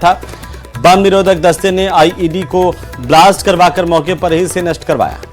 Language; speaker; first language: Hindi; native; Hindi